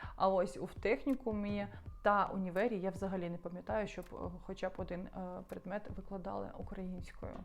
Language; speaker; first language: Ukrainian; non-native, local second language; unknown